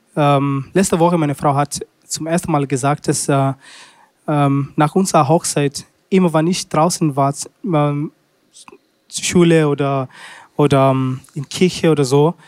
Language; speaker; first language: German; non-native, learner; Swahili